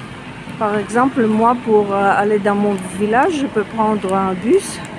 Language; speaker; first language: French; non-native, fluent; Russian